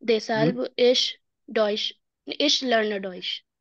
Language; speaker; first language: German; non-native, learner; Hindi